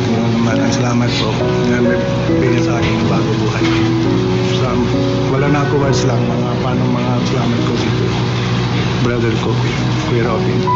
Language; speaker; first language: Filipino; non-native, learner; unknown